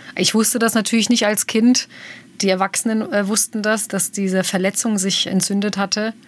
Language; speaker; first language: German; early bilingual, other home language; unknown